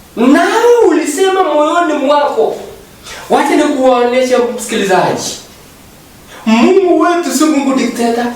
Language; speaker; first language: Swahili; non-native, local second language; Kalenjin